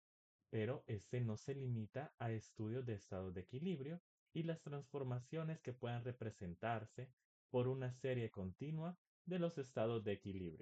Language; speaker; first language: Spanish; native; Spanish